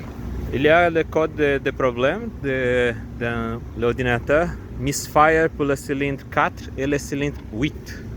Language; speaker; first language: French; non-native, learner; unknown